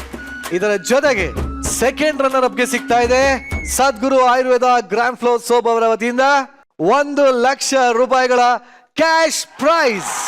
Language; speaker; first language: Kannada; native; Kannada